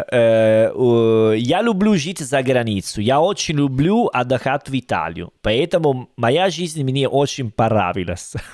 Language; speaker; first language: Russian; non-native, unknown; Italian